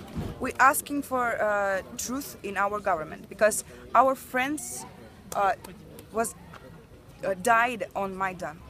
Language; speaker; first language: English; non-native, learner; Russian